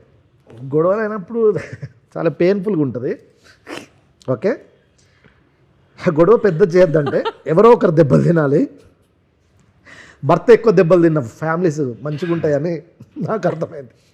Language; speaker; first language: Telugu; native; Telugu